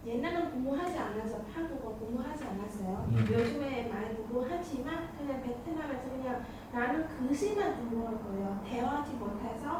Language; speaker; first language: Korean; non-native, learner; Vietnamese